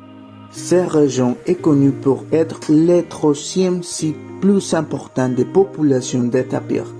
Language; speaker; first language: French; non-native, learner; Spanish